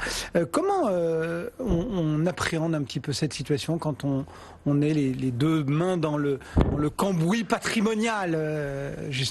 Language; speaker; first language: French; native; French